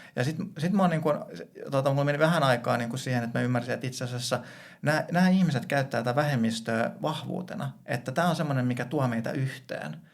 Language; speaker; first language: Finnish; native; Finnish